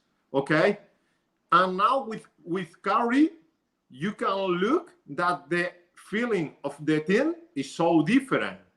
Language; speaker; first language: English; non-native, learner; Spanish